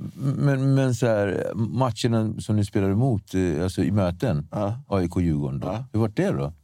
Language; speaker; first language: Swedish; native; Swedish